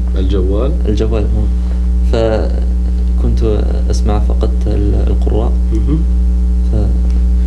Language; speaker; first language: Arabic; non-native, fluent; French